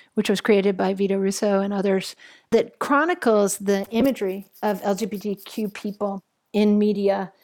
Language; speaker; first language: English; native; English